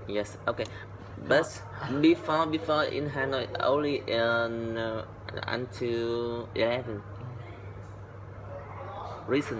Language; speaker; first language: English; non-native, learner; Vietnamese